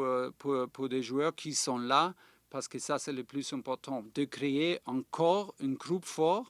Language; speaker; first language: French; non-native, fluent; German